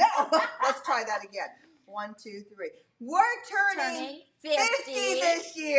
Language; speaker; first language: English; native; English